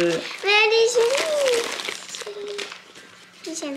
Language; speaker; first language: French; early bilingual, heritage; French